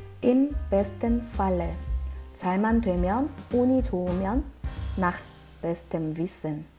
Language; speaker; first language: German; non-native, fluent; Korean